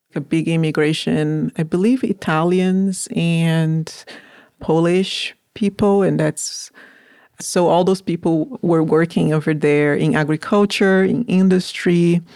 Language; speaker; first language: English; non-native, fluent; Portuguese